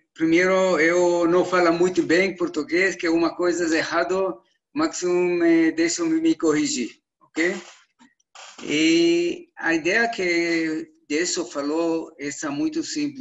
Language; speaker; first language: Portuguese; non-native, learner; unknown